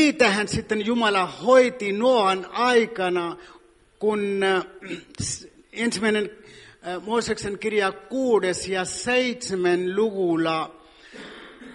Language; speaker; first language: Finnish; non-native, fluent; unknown